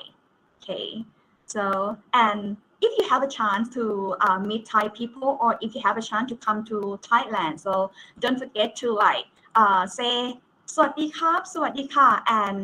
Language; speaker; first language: English; non-native, fluent; Thai